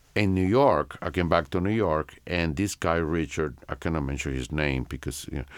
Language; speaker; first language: English; non-native, fluent; Spanish